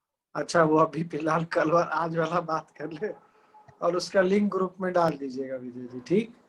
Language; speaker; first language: Hindi; native; Hindi